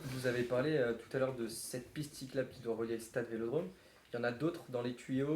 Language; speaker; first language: French; native; French